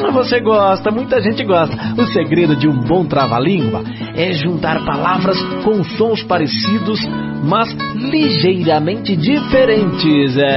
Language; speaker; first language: Portuguese; native; Portuguese